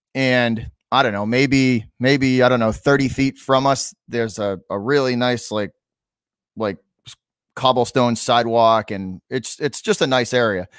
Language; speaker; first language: English; native; English